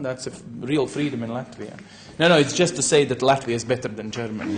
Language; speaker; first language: English; non-native, fluent; Latvian